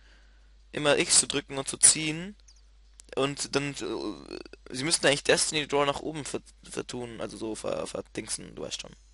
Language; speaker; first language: German; native; German